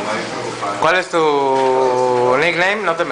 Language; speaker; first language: Spanish; native; Spanish